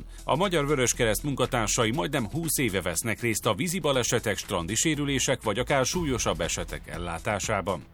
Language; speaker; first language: Hungarian; native; Hungarian